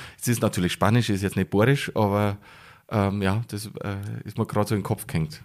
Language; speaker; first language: German; native; German